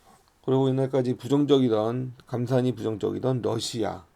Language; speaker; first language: Korean; native; Korean